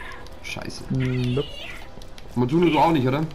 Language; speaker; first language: German; native; German